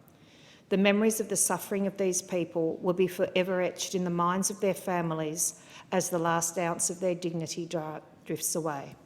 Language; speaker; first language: English; native; English